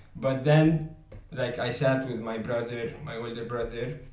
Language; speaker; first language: English; non-native, fluent; Arabic